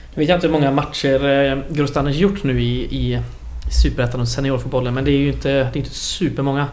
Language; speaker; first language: Swedish; native; Swedish